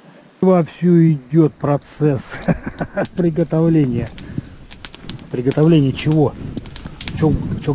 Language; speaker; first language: Russian; native; Russian